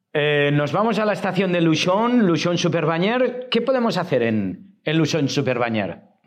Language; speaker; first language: Spanish; native; Spanish